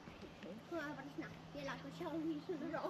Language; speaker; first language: Icelandic; early bilingual, heritage; Icelandic